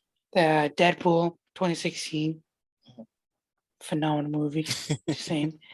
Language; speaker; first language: English; native; English